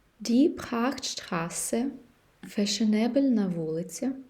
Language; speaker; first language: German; non-native, fluent; Ukrainian